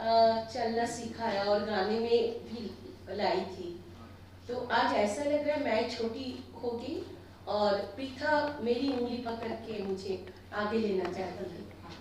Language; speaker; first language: Hindi; non-native, local second language; Bangla